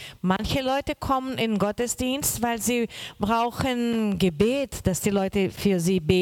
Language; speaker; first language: German; non-native, learner; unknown